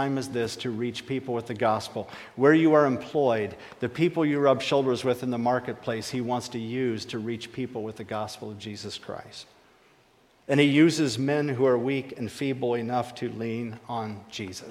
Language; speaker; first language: English; native; English